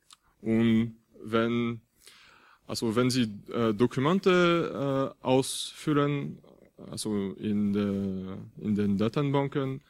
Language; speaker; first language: German; non-native, fluent; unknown